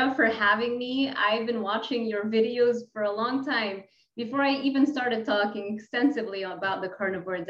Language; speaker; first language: English; non-native, fluent; Arabic